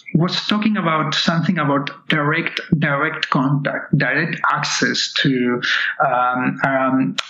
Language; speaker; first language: English; non-native, fluent; Spanish